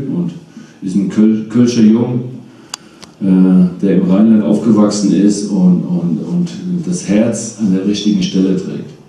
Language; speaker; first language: German; native; German